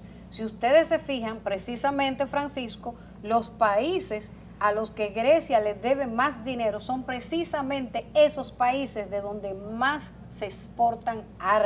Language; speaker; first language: Spanish; native; Spanish